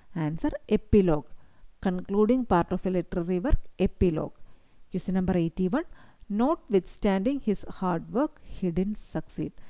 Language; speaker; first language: English; non-native, local second language; Malayalam